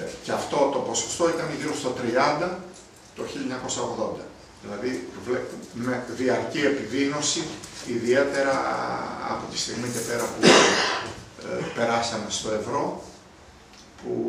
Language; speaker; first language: Greek; native; Greek